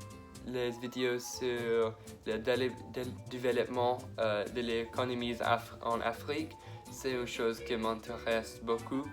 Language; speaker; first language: French; non-native, learner; English